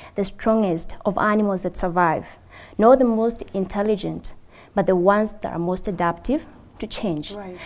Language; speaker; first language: English; non-native, local second language; Kikuyu